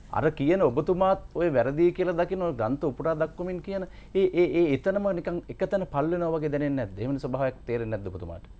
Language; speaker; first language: Sinhala; native; Sinhala